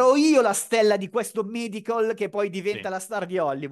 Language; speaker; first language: Italian; native; Italian